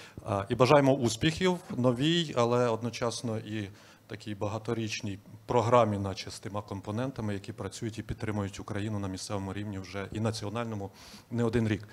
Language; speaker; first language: Ukrainian; native; Ukrainian